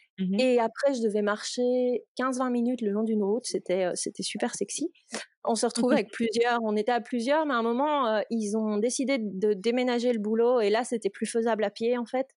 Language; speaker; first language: French; native; French